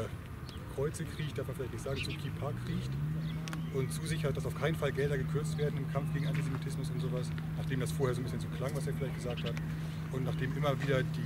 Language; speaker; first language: German; native; German